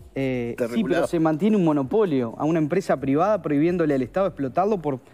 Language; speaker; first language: Spanish; native; Spanish